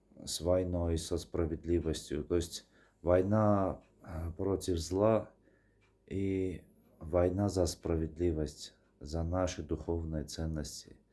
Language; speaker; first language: Russian; non-native, fluent; Armenian